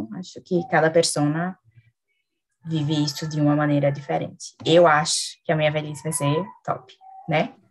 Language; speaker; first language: Italian; non-native, learner; Portuguese